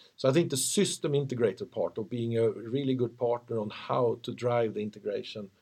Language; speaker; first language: English; non-native, fluent; Swedish